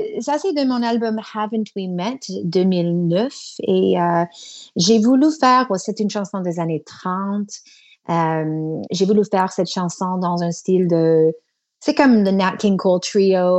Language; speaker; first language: French; non-native, learner; English